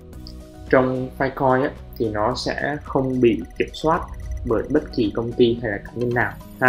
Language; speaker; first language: Vietnamese; native; Vietnamese